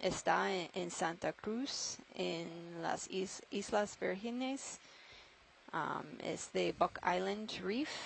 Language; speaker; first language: Spanish; non-native, learner; English